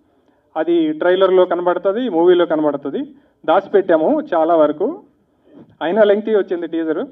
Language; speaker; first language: Telugu; native; Telugu